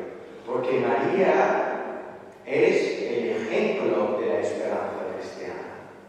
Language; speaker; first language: Spanish; non-native, fluent; Italian